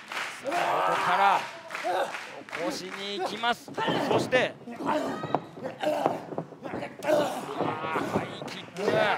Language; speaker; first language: Japanese; native; Japanese